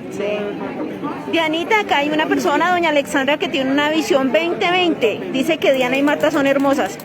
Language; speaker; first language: Spanish; native; Spanish